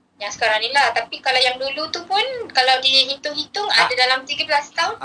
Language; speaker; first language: Malay; native; Malay